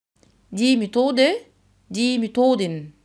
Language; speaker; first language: German; non-native, fluent; Arabic